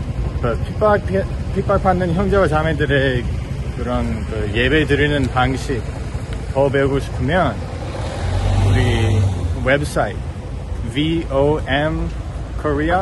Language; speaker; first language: Korean; non-native, fluent; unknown